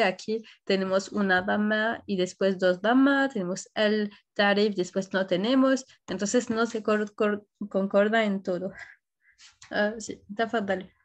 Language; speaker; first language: Spanish; non-native, fluent; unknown